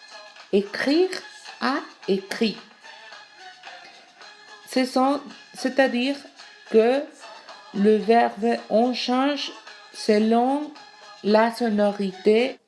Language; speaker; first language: French; non-native, learner; Spanish